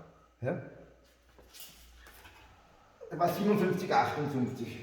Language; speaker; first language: German; native; German